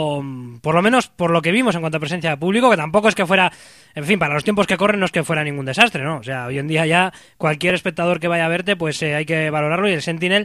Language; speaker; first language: Spanish; native; Spanish